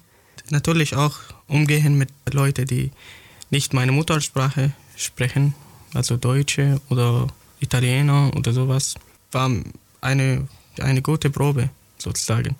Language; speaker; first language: German; non-native, fluent; Arabic